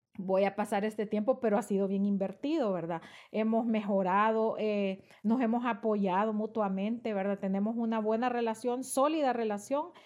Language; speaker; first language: Spanish; native; Spanish